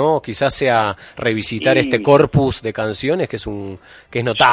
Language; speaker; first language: Spanish; native; Spanish